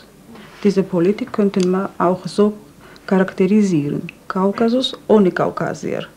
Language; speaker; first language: German; non-native, fluent; Georgian